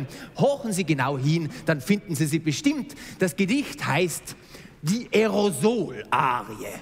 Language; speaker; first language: German; native; German